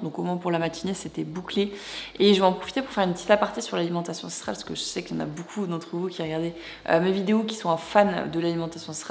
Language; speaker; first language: French; native; French